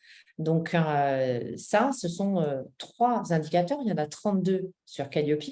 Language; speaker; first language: French; native; French